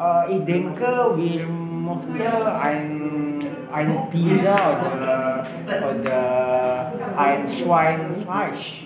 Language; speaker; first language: German; non-native, learner; Indonesian